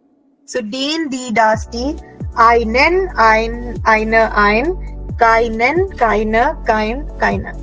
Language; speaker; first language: German; non-native, fluent; Hindi